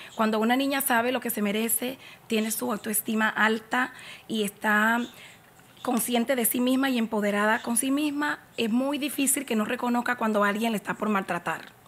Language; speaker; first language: Spanish; native; Spanish